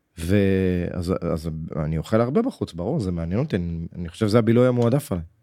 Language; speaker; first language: Hebrew; native; Hebrew